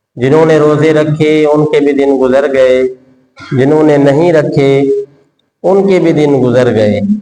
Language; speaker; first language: Urdu; non-native, local second language; Sindhi